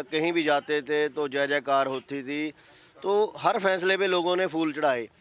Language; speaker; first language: Hindi; non-native, local second language; Punjabi